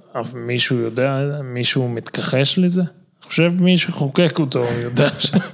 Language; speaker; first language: Hebrew; non-native, local second language; Arabic